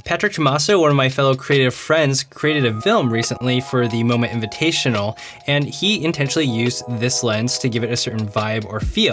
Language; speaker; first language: English; native; English